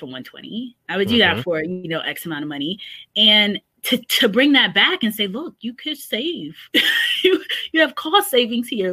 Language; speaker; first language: English; native; English